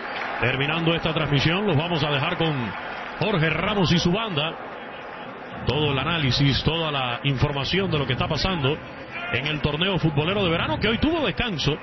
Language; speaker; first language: Spanish; native; Spanish